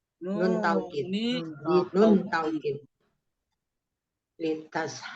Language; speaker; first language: Arabic; non-native, learner; Indonesian